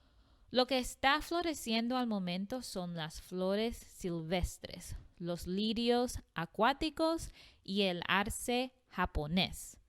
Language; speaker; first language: Spanish; non-native, fluent; English